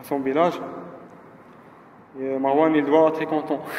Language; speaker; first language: French; non-native, learner; Arabic